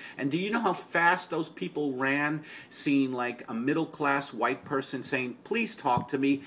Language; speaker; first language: English; native; English